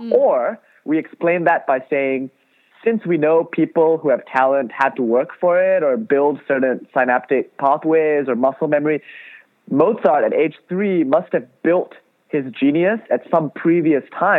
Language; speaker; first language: English; non-native, local second language; Tamil